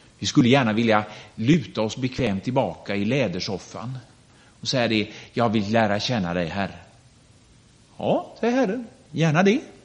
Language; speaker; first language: Swedish; native; Swedish